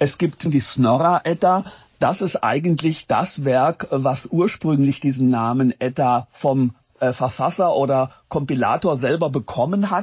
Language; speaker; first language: German; native; German